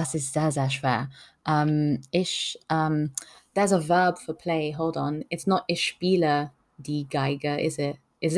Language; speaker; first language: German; non-native, learner; French